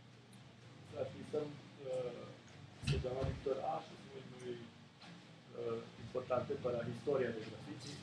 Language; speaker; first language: Spanish; non-native, learner; Serbian